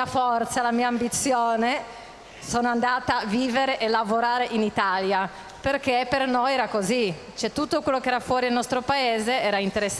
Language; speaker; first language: Italian; non-native, fluent; Czech